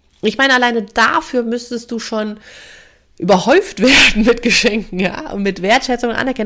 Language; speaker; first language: German; native; German